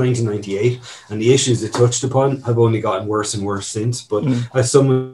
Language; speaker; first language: English; native; English